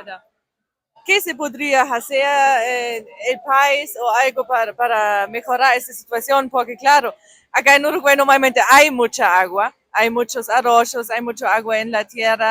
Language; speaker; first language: Spanish; non-native, fluent; German